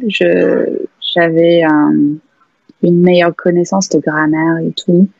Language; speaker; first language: French; non-native, fluent; English